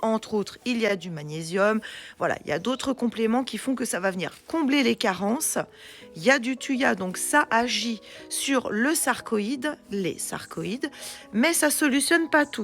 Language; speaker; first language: French; native; French